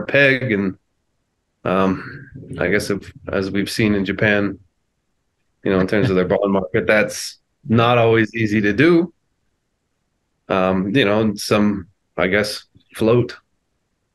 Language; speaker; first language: English; native; English